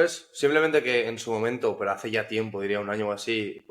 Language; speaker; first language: Spanish; native; Spanish